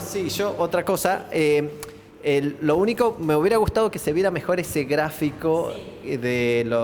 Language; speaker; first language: Spanish; native; Spanish